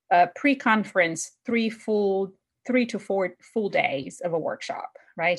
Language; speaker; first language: English; non-native, fluent; Portuguese